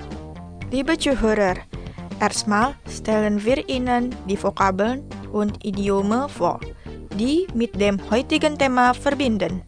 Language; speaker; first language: German; non-native, fluent; Indonesian